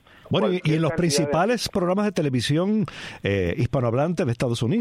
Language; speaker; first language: Spanish; native; Spanish